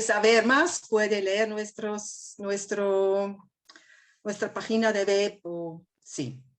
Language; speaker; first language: Spanish; non-native, fluent; German